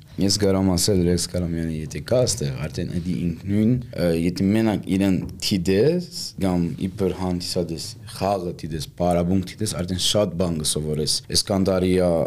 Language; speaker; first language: Armenian; early bilingual, heritage; Armenian